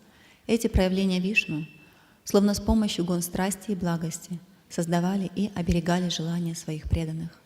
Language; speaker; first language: Russian; native; Russian